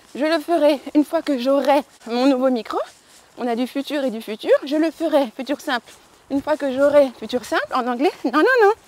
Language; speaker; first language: French; native; French